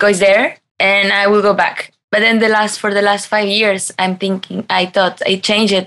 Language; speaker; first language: English; non-native, fluent; Spanish